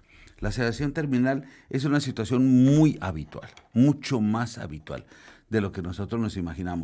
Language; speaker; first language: Spanish; native; Spanish